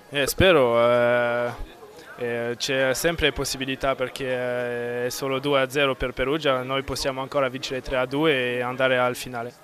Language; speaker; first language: Italian; non-native, fluent; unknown